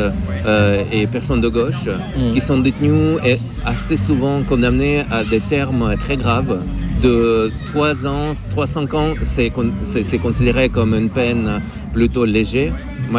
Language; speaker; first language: French; non-native, fluent; Russian